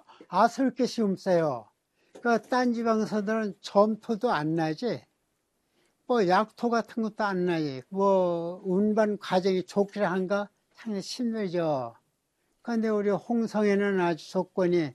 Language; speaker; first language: Korean; native; Korean